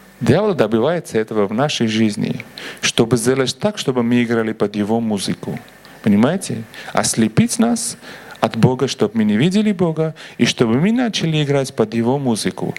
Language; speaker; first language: Russian; non-native, local second language; Armenian